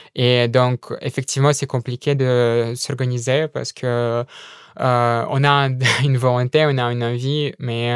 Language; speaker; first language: French; non-native, fluent; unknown